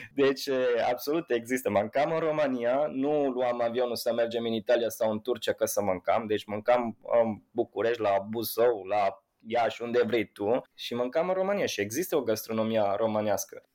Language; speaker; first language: Romanian; non-native, fluent; Italian